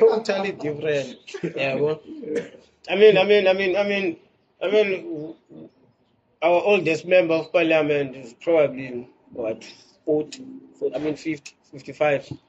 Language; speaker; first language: English; non-native, local second language; Xhosa